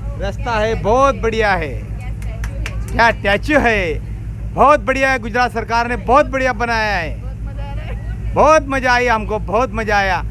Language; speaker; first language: Hindi; non-native, local second language; Marathi